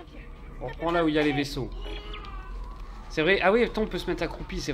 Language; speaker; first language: French; native; French